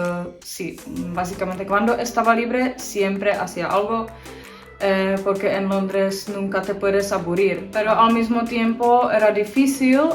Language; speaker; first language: Spanish; non-native, fluent; Czech